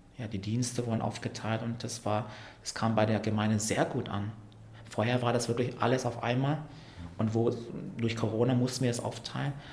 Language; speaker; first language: German; early bilingual, other home language; Vietnamese